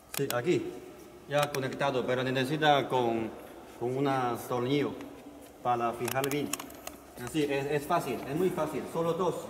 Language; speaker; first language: Spanish; non-native, learner; Chinese